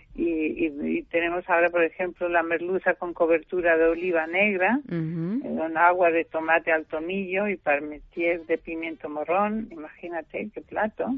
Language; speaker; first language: Spanish; non-native, fluent; German